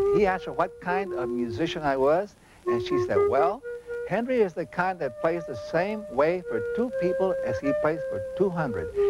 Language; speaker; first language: English; native; English